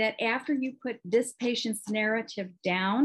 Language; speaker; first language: English; native; English